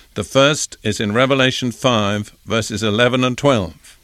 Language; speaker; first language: English; native; English